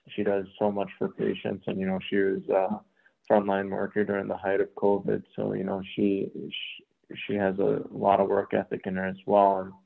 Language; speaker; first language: English; native; English